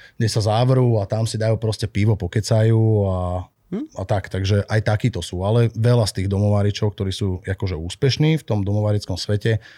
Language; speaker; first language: Slovak; native; Slovak